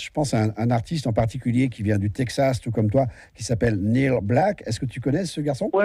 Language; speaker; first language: French; native; French